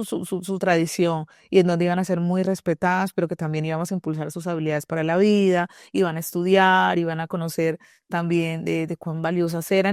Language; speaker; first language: Spanish; native; Spanish